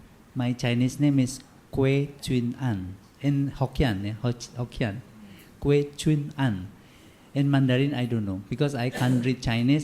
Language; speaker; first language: English; non-native, learner; Indonesian